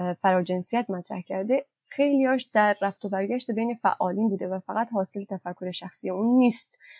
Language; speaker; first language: Persian; non-native, local second language; Kurdish